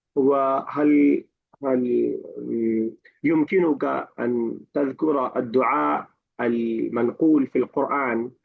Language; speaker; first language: Arabic; non-native, fluent; Urdu